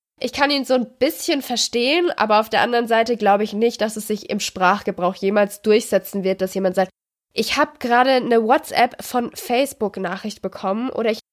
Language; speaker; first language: German; native; German